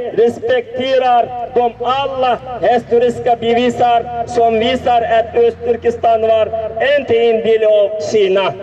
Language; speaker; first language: Swedish; non-native, learner; Uyghur